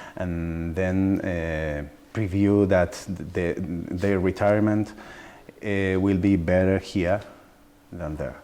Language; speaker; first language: English; non-native, learner; Spanish